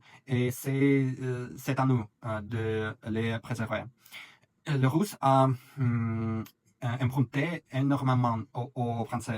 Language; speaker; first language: French; non-native, learner; Russian